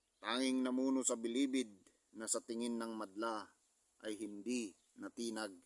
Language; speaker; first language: Filipino; non-native, local second language; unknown